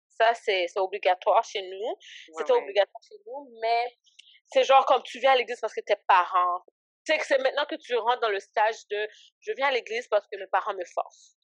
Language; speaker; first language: French; early bilingual, other home language; Haitian Creole